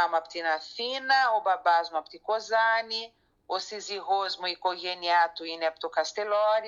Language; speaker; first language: Greek; early bilingual, heritage; Greek